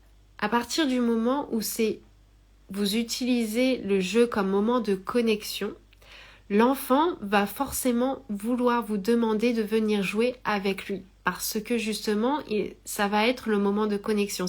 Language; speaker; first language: French; native; French